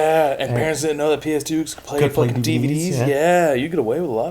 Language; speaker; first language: English; native; English